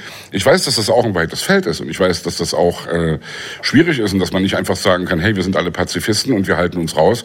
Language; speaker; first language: German; native; German